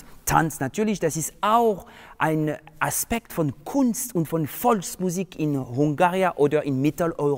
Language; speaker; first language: German; non-native, fluent; French